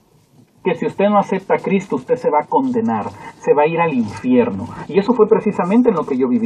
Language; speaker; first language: Spanish; native; Spanish